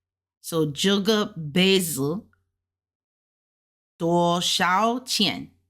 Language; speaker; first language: Chinese; non-native, learner; English